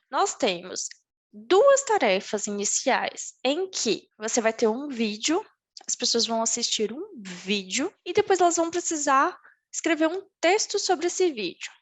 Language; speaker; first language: Portuguese; native; Portuguese